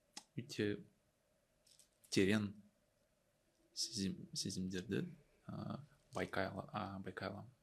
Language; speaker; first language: Kazakh; non-native, learner; Russian